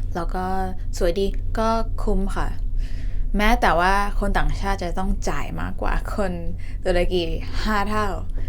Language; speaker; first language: Thai; native; Thai